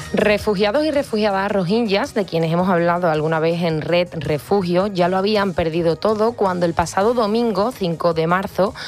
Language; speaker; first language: Spanish; native; Spanish